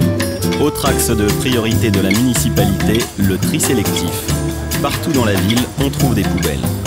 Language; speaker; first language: French; native; French